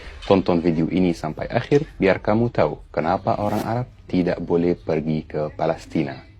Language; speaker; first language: Indonesian; non-native, fluent; Arabic